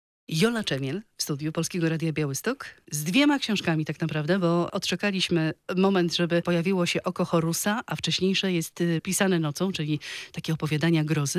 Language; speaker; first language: Polish; native; Polish